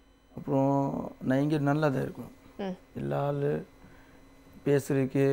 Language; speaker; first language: Tamil; non-native, local second language; Hindi